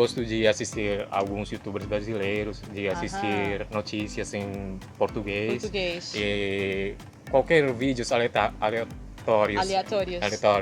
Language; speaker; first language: Portuguese; non-native, fluent; Indonesian